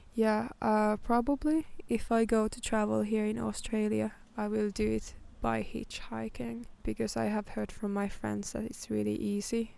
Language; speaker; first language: English; non-native, fluent; Finnish